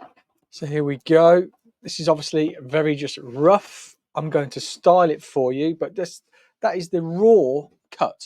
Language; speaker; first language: English; native; English